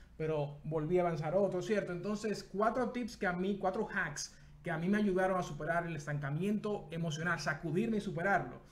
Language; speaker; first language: Spanish; native; Spanish